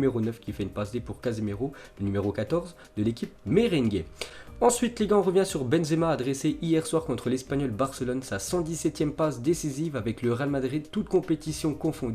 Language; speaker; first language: French; native; French